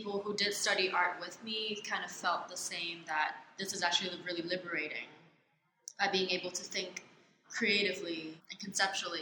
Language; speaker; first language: English; non-native, local second language; Cantonese